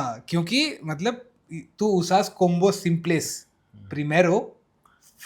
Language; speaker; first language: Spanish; non-native, learner; Hindi